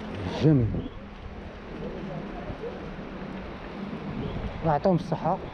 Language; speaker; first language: Arabic; native; Arabic